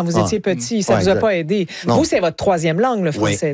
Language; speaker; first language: French; native; French